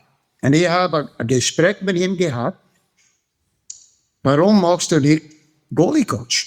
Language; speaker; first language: German; non-native, fluent; English